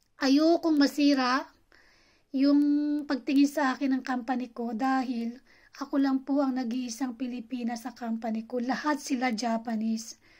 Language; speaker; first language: Filipino; native; Filipino